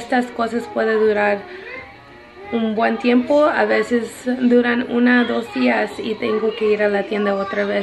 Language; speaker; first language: Spanish; early bilingual, heritage; Spanish